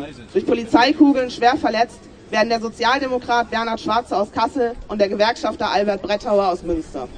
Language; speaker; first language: German; native; German